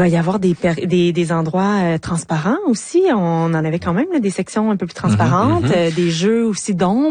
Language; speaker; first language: French; native; French